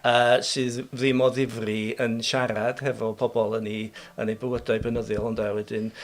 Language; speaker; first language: Welsh; native; Welsh